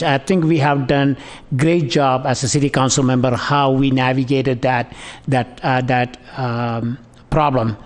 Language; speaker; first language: English; non-native, local second language; Tamil